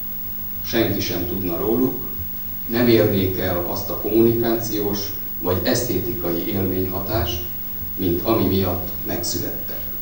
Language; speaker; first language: Hungarian; native; Hungarian